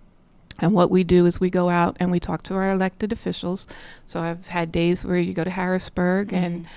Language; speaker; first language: English; native; English